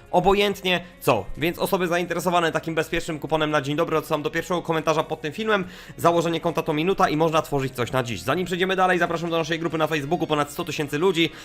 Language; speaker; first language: Polish; native; Polish